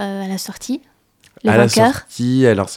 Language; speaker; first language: French; native; French